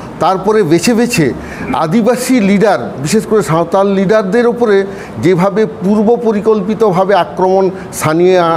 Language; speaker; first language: Bangla; non-native, local second language; Santali